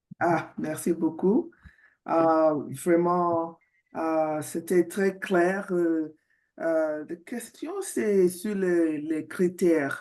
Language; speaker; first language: French; non-native, fluent; English